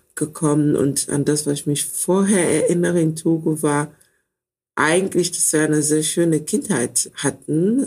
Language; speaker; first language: German; early bilingual, other home language; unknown